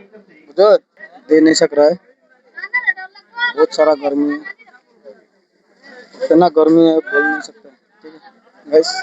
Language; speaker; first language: Hindi; non-native, local second language; Bangla